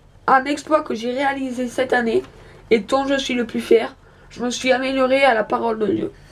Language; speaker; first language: French; native; French